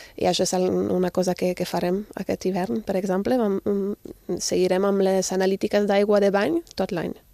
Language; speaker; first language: Catalan; non-native, fluent; German